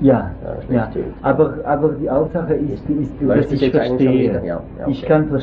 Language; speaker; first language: German; non-native, local second language; French